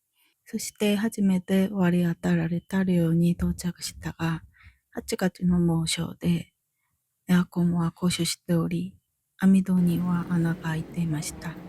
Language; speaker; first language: Japanese; non-native, fluent; Korean